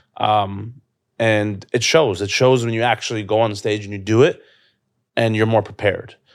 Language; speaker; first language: English; native; English